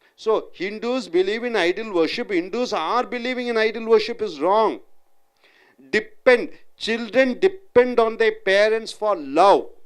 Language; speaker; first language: English; non-native, local second language; Tamil